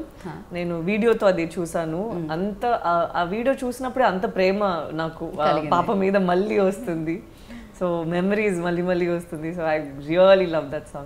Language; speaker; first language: Telugu; non-native, learner; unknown